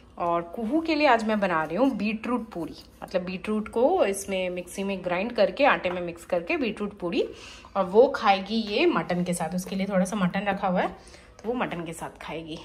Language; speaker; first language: Hindi; non-native, local second language; Bangla